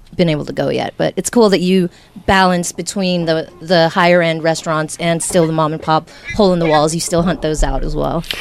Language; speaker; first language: English; native; English